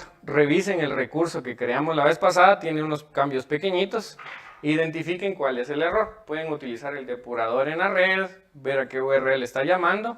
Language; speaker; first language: Spanish; native; Spanish